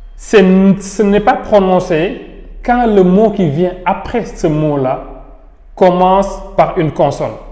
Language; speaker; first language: French; non-native, local second language; Wolof